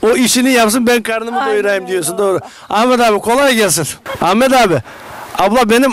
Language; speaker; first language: Turkish; native; Turkish